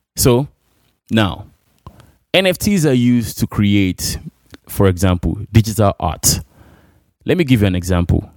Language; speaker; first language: English; non-native, local second language; Igbo